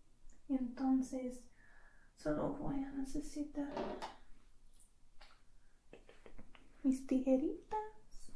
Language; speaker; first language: Spanish; non-native, learner; English